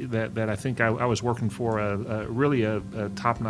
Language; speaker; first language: English; native; English